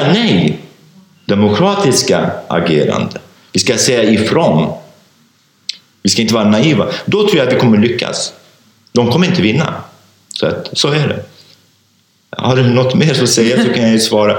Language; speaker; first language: Swedish; non-native, fluent; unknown